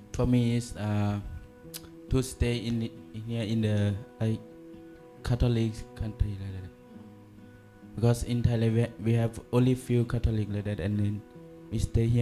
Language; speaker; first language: English; non-native, learner; Thai